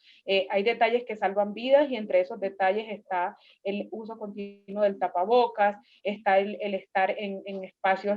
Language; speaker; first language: Spanish; native; Spanish